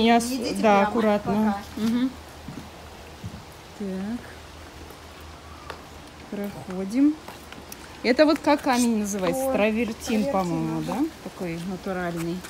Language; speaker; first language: Russian; native; Russian